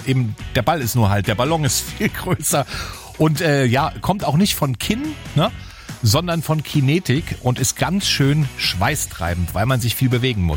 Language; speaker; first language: German; native; German